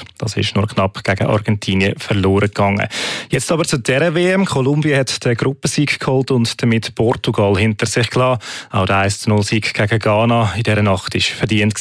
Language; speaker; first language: German; native; German